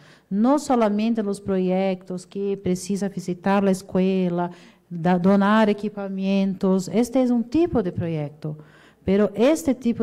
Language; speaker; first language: Spanish; non-native, fluent; Portuguese